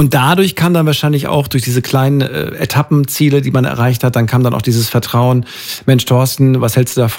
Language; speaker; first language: German; native; German